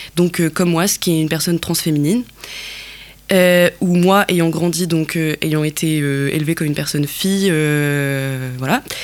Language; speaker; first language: French; non-native, local second language; Kabyle